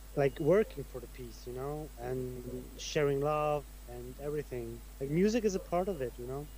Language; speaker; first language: English; non-native, fluent; Italian